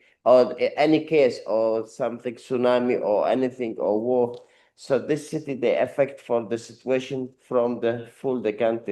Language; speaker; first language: English; non-native, learner; Arabic